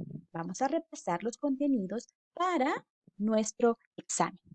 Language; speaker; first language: Spanish; native; Spanish